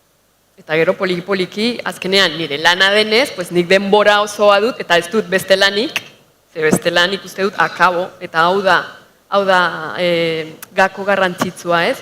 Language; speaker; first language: Basque; non-native, fluent; Spanish